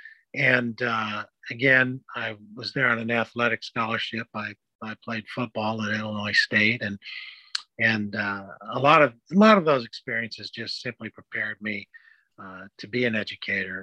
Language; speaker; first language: English; native; English